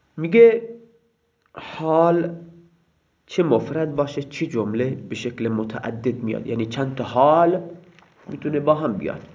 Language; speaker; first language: Persian; non-native, local second language; Baluchi